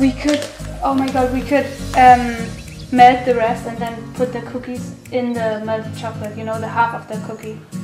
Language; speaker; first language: English; non-native, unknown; German